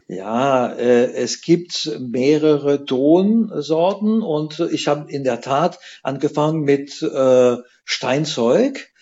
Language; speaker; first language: German; non-native, fluent; French